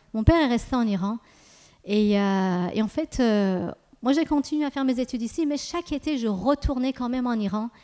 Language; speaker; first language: French; early bilingual, other home language; Persian